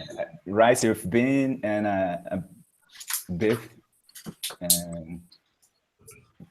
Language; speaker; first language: English; non-native, learner; Portuguese